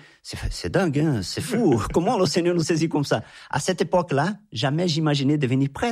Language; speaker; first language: French; non-native, fluent; Portuguese